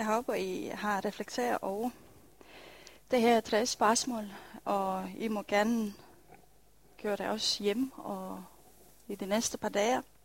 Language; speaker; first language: Danish; non-native, fluent; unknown